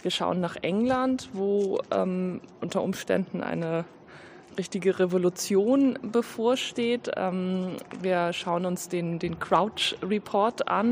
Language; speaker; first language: German; native; German